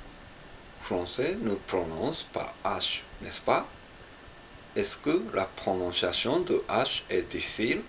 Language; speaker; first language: French; non-native, learner; Japanese